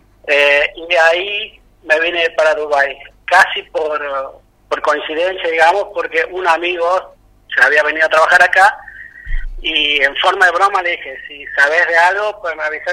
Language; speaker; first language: Spanish; native; Spanish